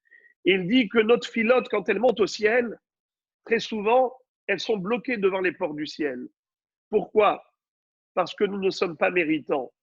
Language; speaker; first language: French; native; French